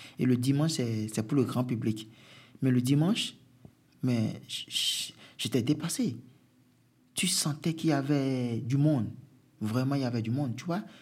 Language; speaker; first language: French; non-native, local second language; Fon